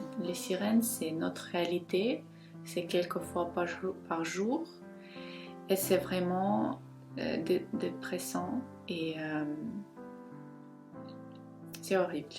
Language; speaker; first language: French; non-native, fluent; Ukrainian